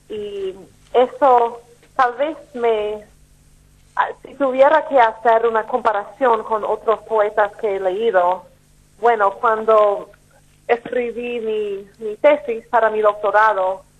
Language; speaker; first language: Spanish; non-native, fluent; English